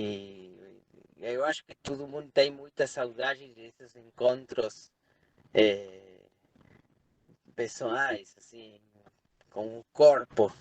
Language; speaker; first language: Portuguese; non-native, fluent; Spanish